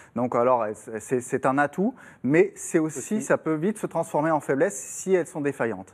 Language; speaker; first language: French; non-native, fluent; German